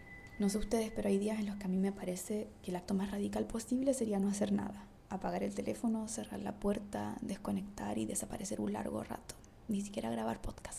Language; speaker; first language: Spanish; native; Spanish